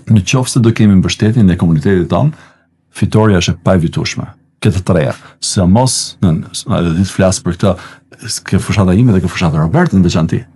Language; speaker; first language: Albanian; native; Albanian